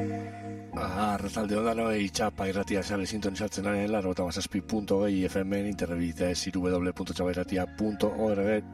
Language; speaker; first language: Basque; native; Basque